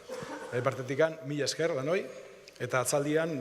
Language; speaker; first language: Basque; native; Basque